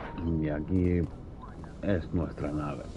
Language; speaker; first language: Spanish; non-native, fluent; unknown